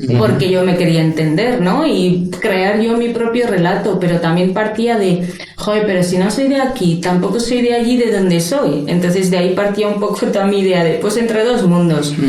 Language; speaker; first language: Spanish; early bilingual, other home language; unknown